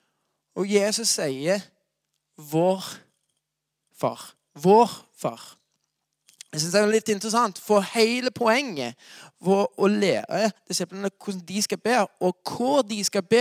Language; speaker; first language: Norwegian; non-native, fluent; English